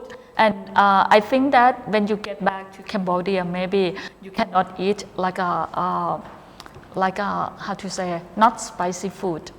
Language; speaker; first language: English; non-native, fluent; Thai